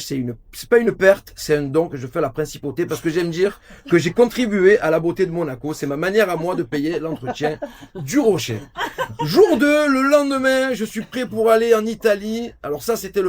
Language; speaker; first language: French; native; French